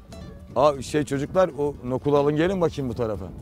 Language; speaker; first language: Turkish; native; Turkish